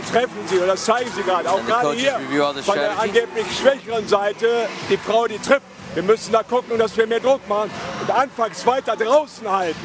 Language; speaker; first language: German; native; German